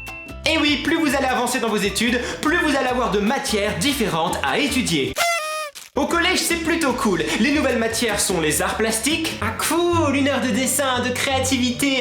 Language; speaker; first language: French; native; French